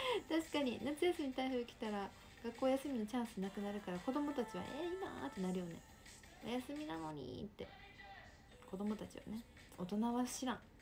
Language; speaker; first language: Japanese; native; Japanese